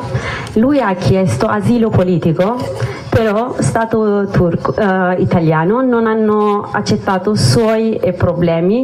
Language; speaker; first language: Italian; non-native, learner; Kurdish